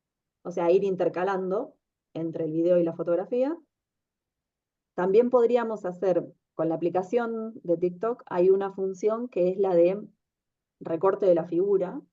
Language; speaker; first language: Spanish; native; Spanish